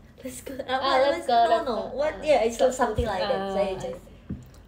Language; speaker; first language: English; non-native, learner; Indonesian